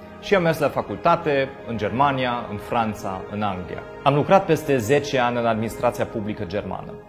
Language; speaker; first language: Romanian; non-native, fluent; German